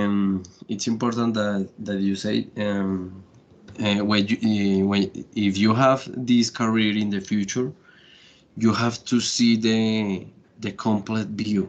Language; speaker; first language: English; non-native, learner; Spanish